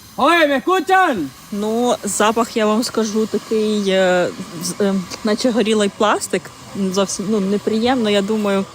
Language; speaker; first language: Ukrainian; native; Ukrainian